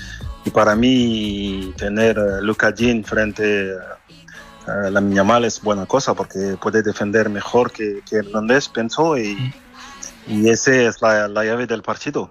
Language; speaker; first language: Spanish; non-native, fluent; French